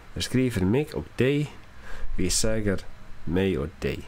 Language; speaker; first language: Swedish; non-native, learner; English